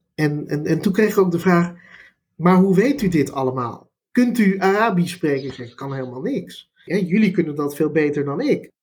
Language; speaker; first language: Dutch; native; Dutch